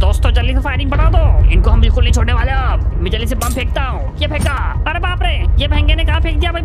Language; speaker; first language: Hindi; native; Hindi